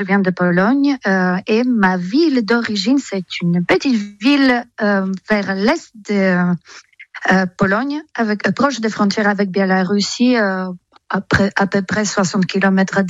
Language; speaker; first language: French; non-native, fluent; Polish